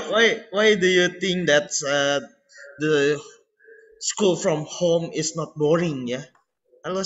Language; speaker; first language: English; non-native, learner; Indonesian